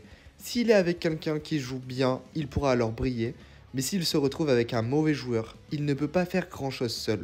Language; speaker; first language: French; native; French